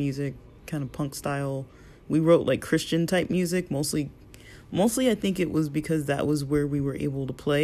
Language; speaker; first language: English; native; English